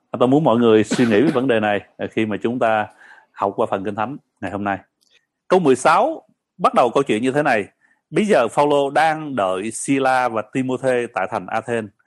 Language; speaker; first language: Vietnamese; early bilingual, heritage; Vietnamese